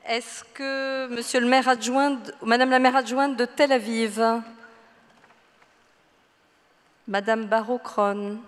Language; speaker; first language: French; native; French